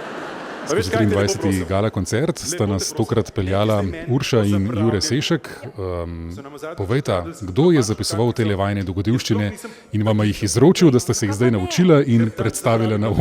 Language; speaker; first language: Slovenian; native; Slovenian